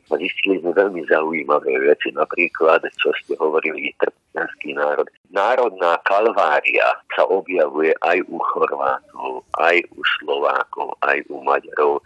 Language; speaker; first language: Slovak; non-native, local second language; Hungarian